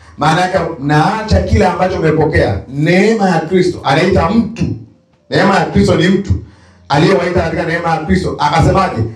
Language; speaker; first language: Swahili; native; Swahili